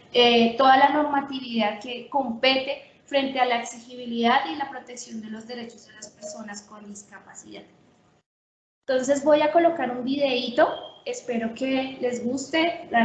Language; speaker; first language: Spanish; native; Spanish